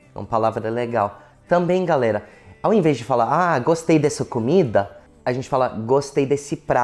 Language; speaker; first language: Portuguese; non-native, fluent; English